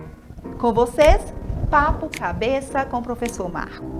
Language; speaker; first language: Portuguese; native; Portuguese